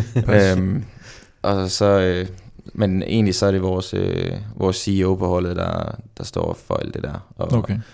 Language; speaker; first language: Danish; native; Danish